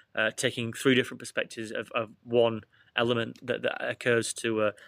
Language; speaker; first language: English; native; English